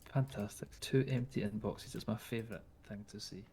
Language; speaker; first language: English; native; English